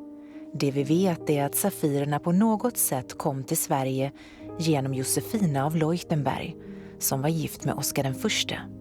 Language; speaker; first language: Swedish; native; Swedish